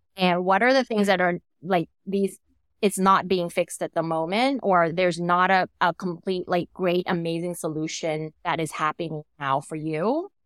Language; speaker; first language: English; non-native, fluent; Thai